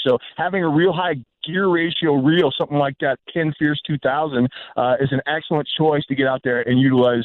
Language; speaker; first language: English; native; English